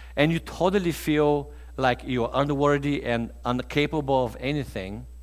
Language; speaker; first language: English; non-native, fluent; Bulgarian